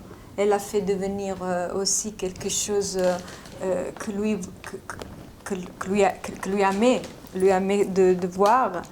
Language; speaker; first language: French; non-native, fluent; Italian